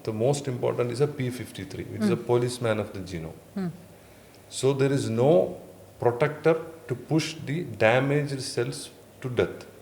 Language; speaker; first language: English; non-native, local second language; Malayalam